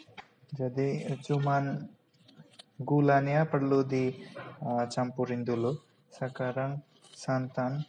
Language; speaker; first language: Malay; non-native, local second language; Bangla